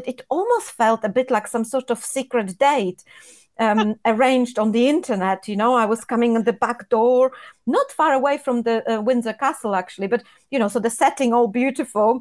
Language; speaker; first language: English; non-native, fluent; Polish